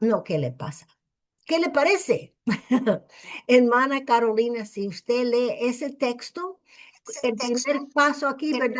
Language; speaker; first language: Spanish; early bilingual, heritage; English